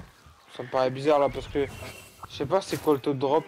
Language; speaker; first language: French; native; French